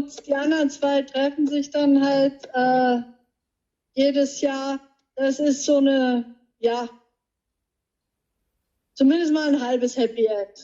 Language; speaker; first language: German; native; German